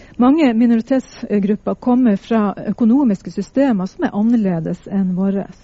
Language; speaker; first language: Norwegian; native; Norwegian